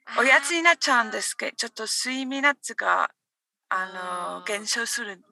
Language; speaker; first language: Japanese; non-native, learner; English